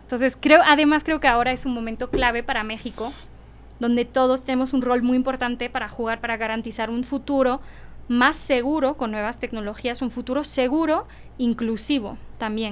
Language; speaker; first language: Spanish; early bilingual, heritage; Spanish